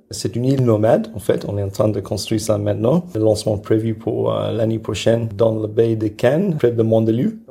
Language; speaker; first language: French; non-native, fluent; English